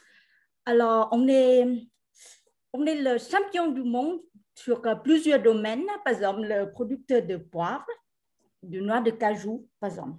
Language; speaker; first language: French; non-native, fluent; Vietnamese